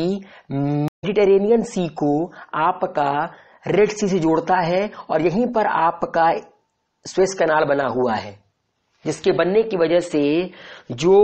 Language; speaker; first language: Hindi; native; Hindi